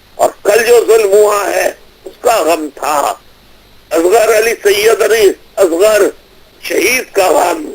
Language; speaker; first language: Urdu; native; Urdu